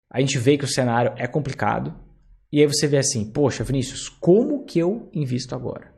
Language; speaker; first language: Portuguese; native; Portuguese